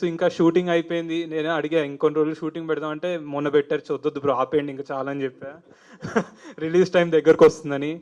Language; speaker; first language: Telugu; native; Telugu